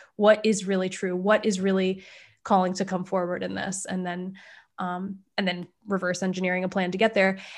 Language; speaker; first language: English; native; English